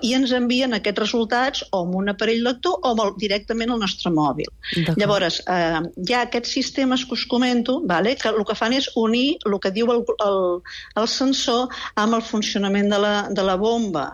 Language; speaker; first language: Catalan; native; Catalan